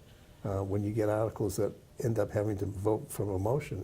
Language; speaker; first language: English; native; English